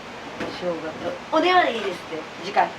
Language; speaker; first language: Japanese; native; Japanese